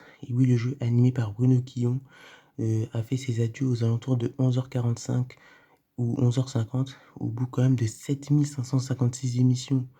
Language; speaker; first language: French; native; French